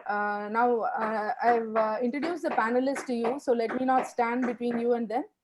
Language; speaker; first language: English; non-native, local second language; Tamil